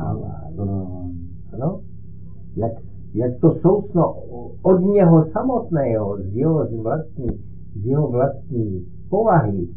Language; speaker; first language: Czech; native; Czech